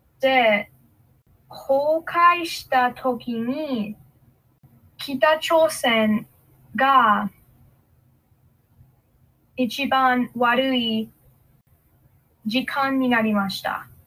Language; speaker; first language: Japanese; non-native, learner; English